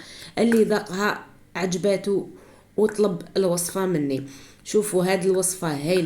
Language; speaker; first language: Arabic; native; Arabic